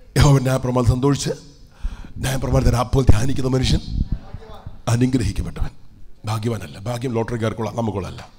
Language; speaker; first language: Malayalam; early bilingual, heritage; Malayalam